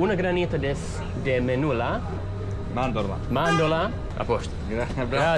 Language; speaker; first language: Italian; non-native, learner; English